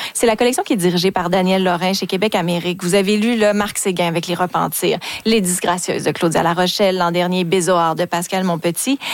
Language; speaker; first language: French; native; French